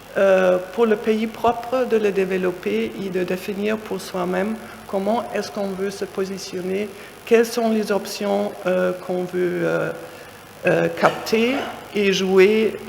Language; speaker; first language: French; non-native, fluent; German